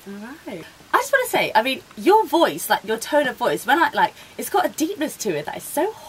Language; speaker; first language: English; native; English